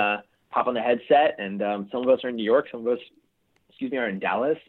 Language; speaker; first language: English; native; English